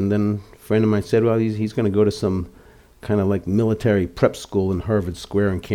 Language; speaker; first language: English; native; English